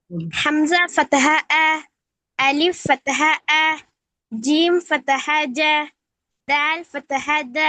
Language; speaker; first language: Arabic; non-native, learner; Tamil